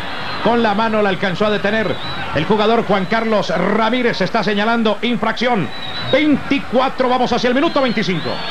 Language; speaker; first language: Spanish; native; Spanish